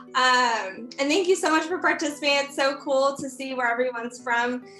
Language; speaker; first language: English; native; English